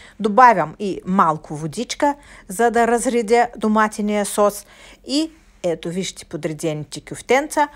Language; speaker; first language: Bulgarian; non-native, fluent; Russian